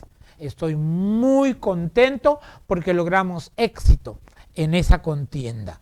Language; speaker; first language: Spanish; native; Spanish